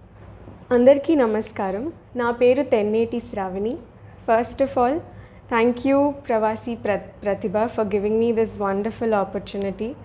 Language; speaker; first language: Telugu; early bilingual, heritage; Telugu